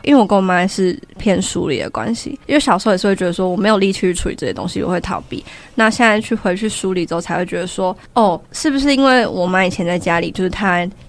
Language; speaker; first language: Chinese; native; Chinese